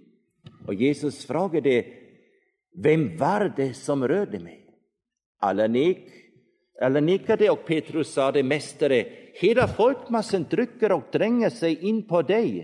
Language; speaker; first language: Swedish; non-native, fluent; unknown